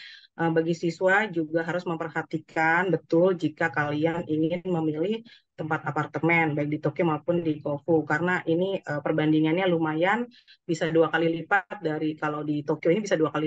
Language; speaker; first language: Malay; non-native, fluent; Japanese